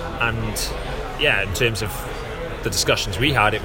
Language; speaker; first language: English; native; English